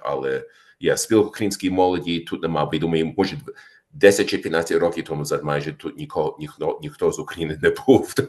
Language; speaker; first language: Ukrainian; early bilingual, heritage; Ukrainian